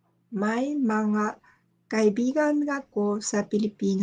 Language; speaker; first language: Filipino; non-native, learner; Japanese